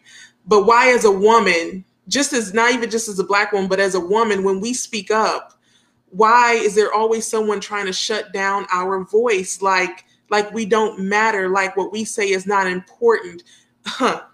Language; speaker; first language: English; native; English